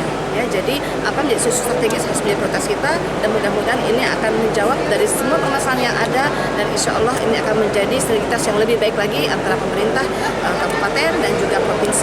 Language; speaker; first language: Indonesian; native; Indonesian